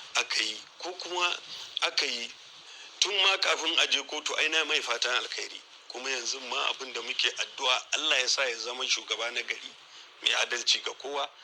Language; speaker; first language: Hausa; native; Hausa